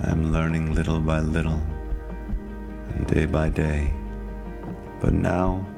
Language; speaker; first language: English; native; English